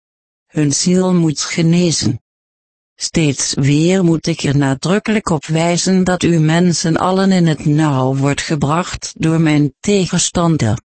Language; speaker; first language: Dutch; native; Dutch